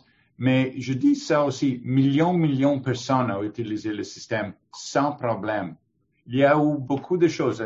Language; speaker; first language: French; non-native, learner; English